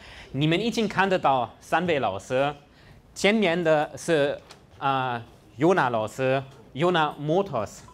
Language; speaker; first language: Chinese; non-native, fluent; German